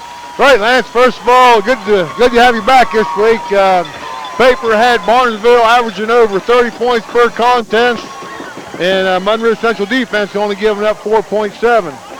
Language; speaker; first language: English; native; English